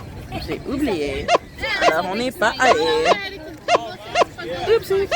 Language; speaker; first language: French; native; French